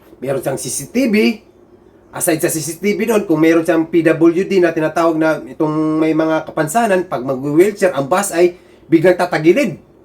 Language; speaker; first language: Filipino; non-native, local second language; Cebuano